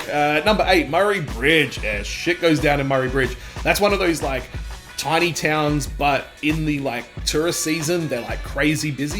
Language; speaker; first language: English; native; English